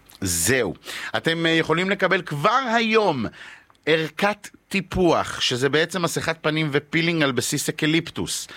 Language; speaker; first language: Hebrew; native; Hebrew